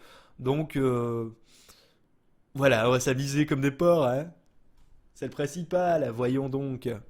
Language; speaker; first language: French; native; French